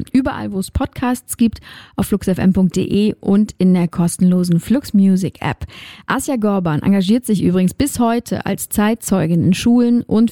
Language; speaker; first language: German; native; German